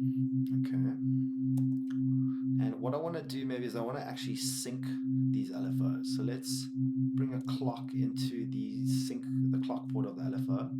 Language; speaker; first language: English; native; English